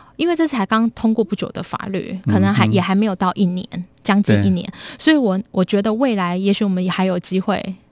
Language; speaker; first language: Chinese; non-native, local second language; Min Nan Chinese